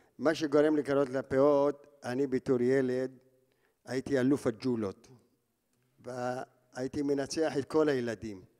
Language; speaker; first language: Hebrew; early bilingual, other home language; Arabic